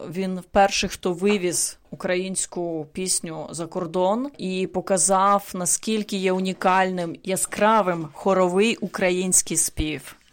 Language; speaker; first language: Ukrainian; native; Ukrainian